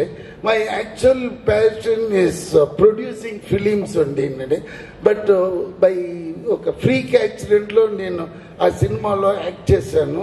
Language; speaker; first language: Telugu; non-native, learner; Tamil